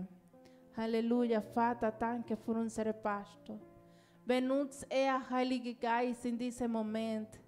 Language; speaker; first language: German; non-native, learner; Spanish